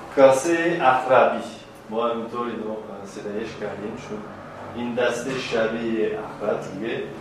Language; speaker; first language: Persian; non-native, fluent; French